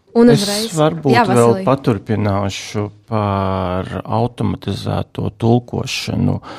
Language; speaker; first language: Latvian; non-native, local second language; Russian